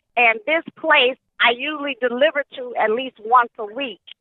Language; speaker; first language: English; native; English